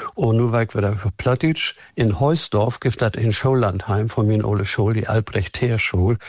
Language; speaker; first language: German; native; German